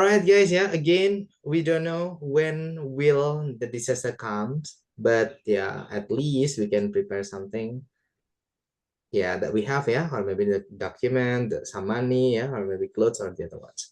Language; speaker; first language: English; non-native, fluent; Indonesian